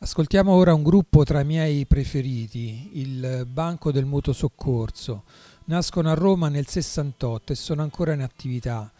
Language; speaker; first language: Italian; native; Italian